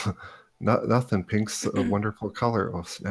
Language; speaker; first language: English; native; English